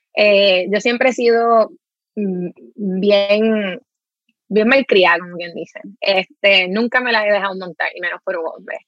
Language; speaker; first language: Spanish; native; Spanish